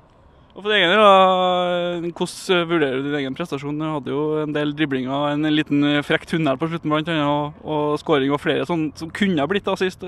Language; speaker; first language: Norwegian; native; Norwegian